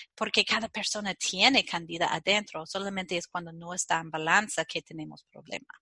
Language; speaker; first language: Spanish; non-native, fluent; English